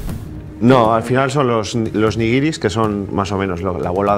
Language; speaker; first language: Spanish; native; Spanish